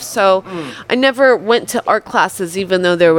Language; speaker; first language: English; early bilingual, other home language; Polish